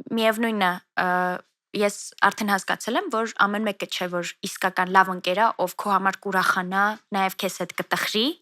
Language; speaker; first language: Armenian; native; Armenian